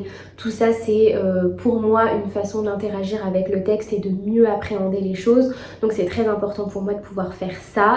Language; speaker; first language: French; native; French